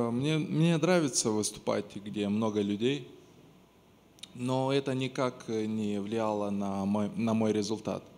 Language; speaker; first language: Russian; non-native, local second language; Romanian